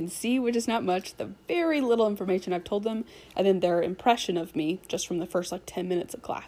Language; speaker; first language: English; native; English